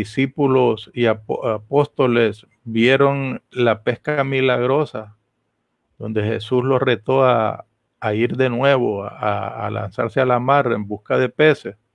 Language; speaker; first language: Spanish; native; Spanish